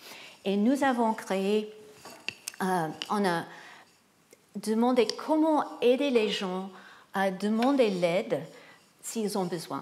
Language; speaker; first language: French; non-native, fluent; English